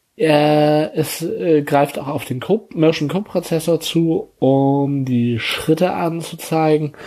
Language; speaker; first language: German; native; German